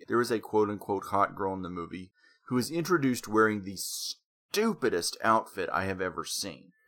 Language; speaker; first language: English; native; English